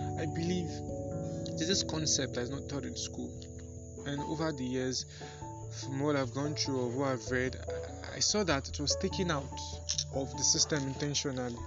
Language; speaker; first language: English; non-native, local second language; Yoruba